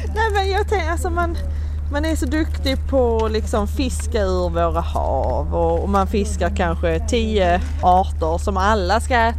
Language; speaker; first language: Swedish; native; Swedish